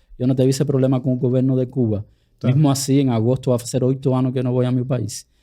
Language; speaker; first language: Portuguese; non-native, fluent; Spanish